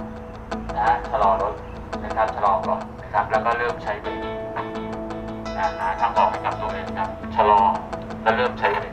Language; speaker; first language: Thai; native; Thai